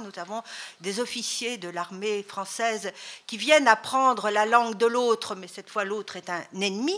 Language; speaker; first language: French; native; French